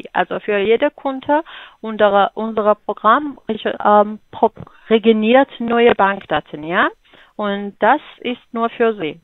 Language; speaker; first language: German; non-native, fluent; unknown